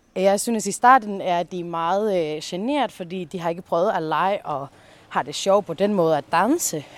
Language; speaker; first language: Danish; early bilingual, heritage; Spanish